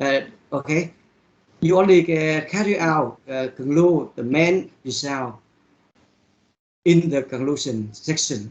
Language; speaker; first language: English; non-native, learner; Vietnamese